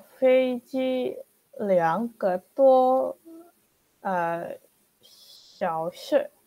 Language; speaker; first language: Chinese; non-native, learner; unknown